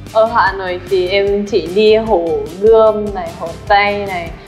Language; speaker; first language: Vietnamese; non-native, fluent; Japanese